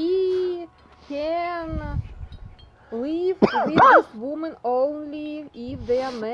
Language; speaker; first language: English; non-native, learner; Russian